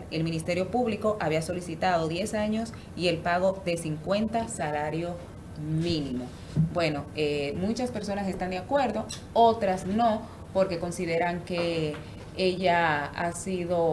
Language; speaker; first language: Spanish; native; Spanish